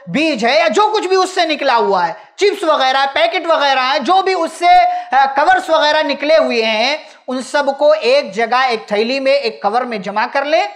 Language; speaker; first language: Hindi; native; Hindi